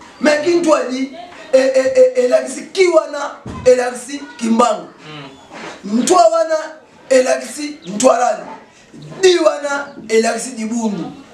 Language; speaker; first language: Lingala; non-native, local second language; Kongo